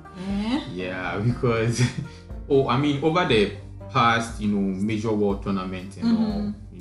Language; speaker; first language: English; non-native, local second language; Akan